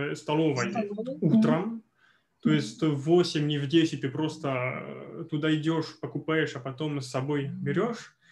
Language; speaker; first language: Russian; non-native, fluent; French